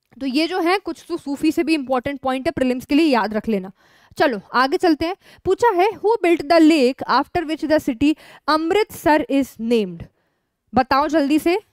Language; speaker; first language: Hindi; native; Hindi